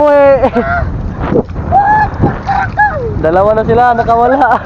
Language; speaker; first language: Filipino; non-native, local second language; Cebuano